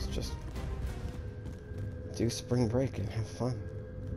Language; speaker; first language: English; native; English